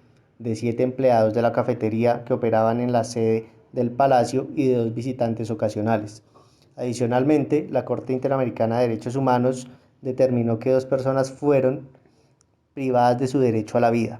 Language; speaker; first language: Spanish; native; Spanish